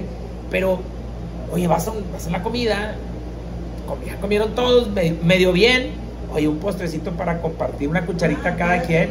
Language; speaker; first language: Spanish; native; Spanish